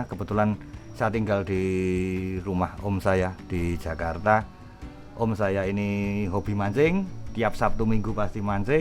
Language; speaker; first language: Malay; non-native, local second language; Javanese